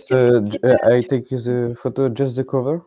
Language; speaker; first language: English; non-native, learner; French